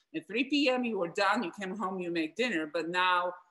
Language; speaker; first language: English; non-native, fluent; Polish